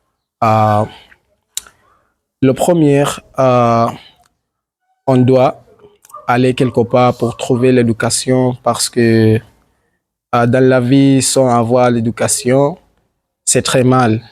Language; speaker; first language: French; non-native, learner; Swahili